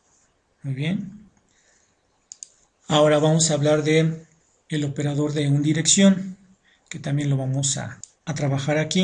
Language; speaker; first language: Spanish; native; Spanish